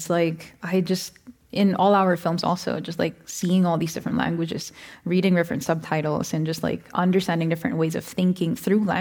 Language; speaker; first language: English; non-native, local second language; Filipino